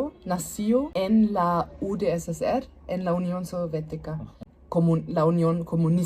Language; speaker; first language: Spanish; non-native, learner; German